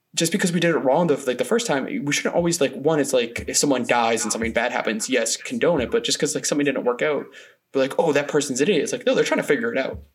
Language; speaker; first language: English; native; English